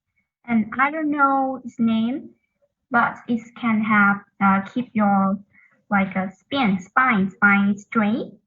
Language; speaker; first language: English; non-native, learner; Vietnamese